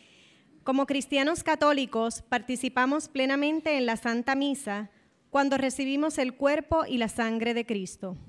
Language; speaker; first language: Spanish; native; Spanish